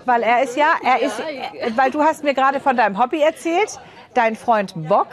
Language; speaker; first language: German; native; German